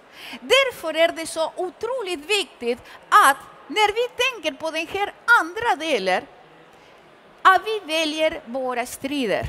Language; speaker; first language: Swedish; early bilingual, other home language; Spanish